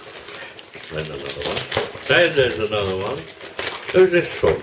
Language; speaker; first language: English; native; English